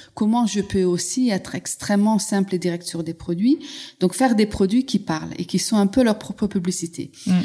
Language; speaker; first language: French; non-native, fluent; Hungarian